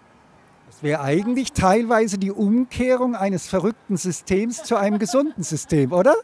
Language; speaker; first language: German; native; German